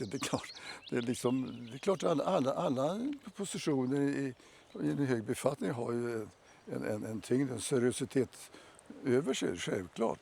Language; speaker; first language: Swedish; native; Swedish